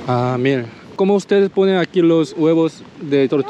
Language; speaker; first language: Spanish; non-native, learner; Korean